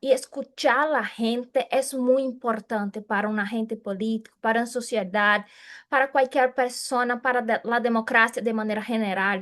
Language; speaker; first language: Spanish; non-native, fluent; Portuguese